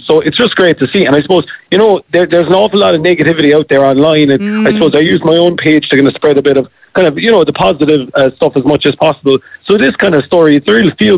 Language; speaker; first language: English; native; English